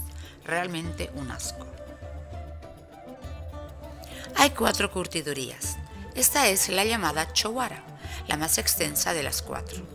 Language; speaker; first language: Spanish; native; Spanish